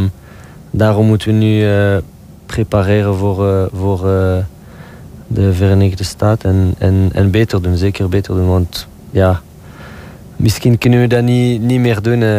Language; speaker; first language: Dutch; non-native, local second language; French